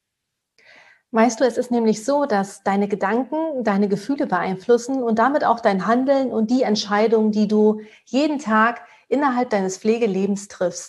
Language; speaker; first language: German; native; German